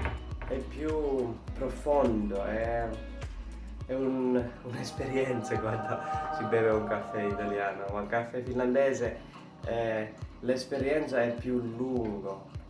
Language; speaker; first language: Italian; non-native, learner; Finnish